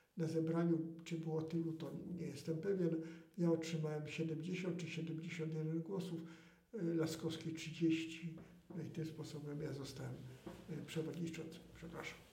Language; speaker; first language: Polish; native; Polish